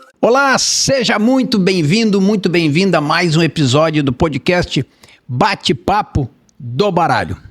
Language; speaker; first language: Portuguese; native; Portuguese